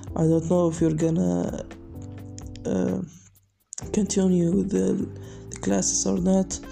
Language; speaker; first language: English; non-native, learner; Arabic